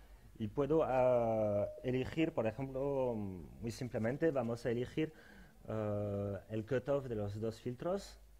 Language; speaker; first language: Spanish; non-native, fluent; French